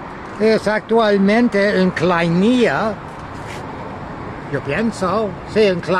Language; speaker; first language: Spanish; non-native, learner; English